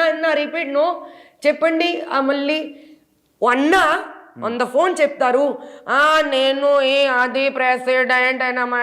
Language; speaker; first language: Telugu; non-native, learner; Hindi